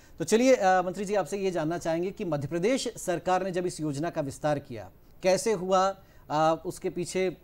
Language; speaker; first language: Hindi; native; Hindi